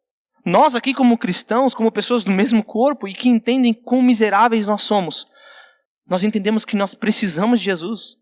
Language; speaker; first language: Portuguese; native; Portuguese